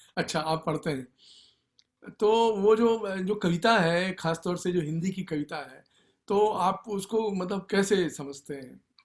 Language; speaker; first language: Hindi; native; Hindi